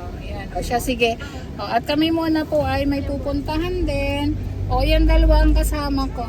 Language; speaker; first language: Filipino; native; Filipino